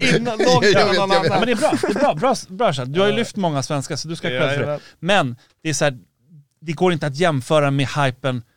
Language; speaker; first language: Swedish; native; Swedish